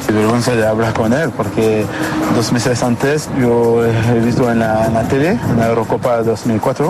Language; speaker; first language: Spanish; non-native, learner; French